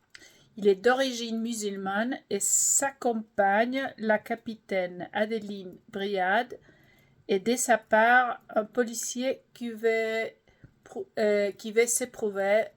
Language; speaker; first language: French; non-native, fluent; English